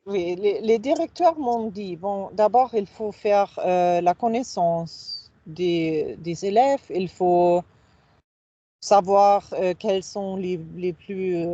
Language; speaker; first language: French; non-native, fluent; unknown